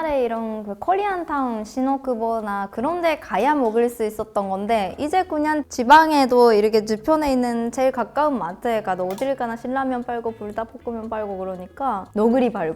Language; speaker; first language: Korean; non-native, fluent; Japanese